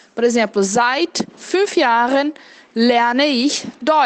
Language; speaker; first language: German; non-native, fluent; Portuguese